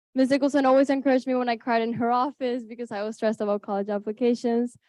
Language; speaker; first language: English; early bilingual, other home language; Spanish